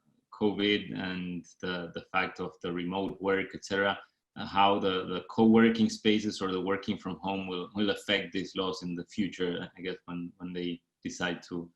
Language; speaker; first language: English; non-native, fluent; Spanish